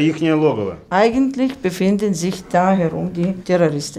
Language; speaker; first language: German; non-native, learner; Russian